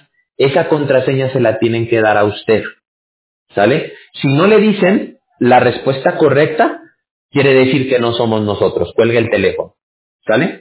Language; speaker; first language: Spanish; native; Spanish